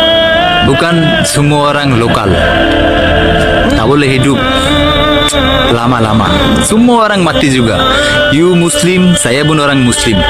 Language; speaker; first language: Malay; non-native, learner; Bangla